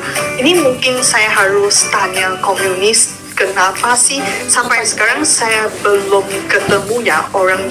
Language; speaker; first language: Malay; non-native, local second language; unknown